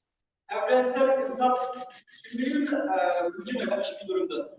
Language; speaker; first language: Turkish; non-native, fluent; Uyghur